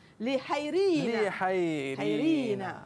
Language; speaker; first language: Arabic; non-native, fluent; Malay